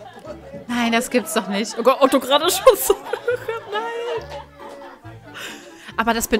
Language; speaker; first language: German; native; German